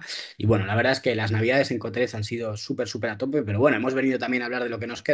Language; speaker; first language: Spanish; native; Spanish